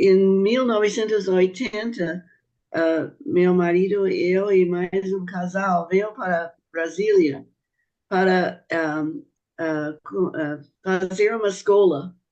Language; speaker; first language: Portuguese; non-native, fluent; English